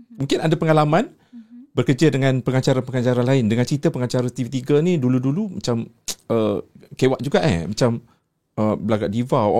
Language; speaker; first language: Malay; native; Malay